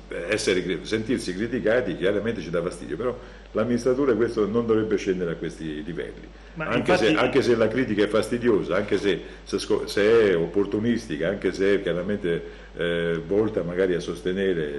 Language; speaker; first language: Italian; native; Italian